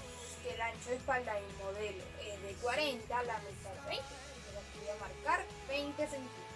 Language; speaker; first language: Spanish; native; Spanish